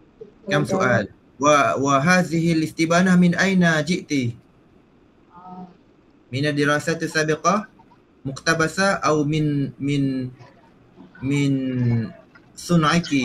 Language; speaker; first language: Arabic; non-native, fluent; Malay